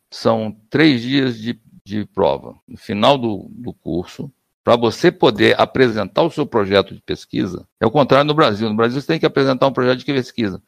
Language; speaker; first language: Portuguese; native; Portuguese